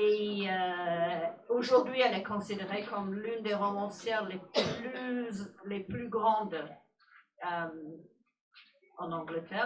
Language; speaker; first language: French; non-native, fluent; English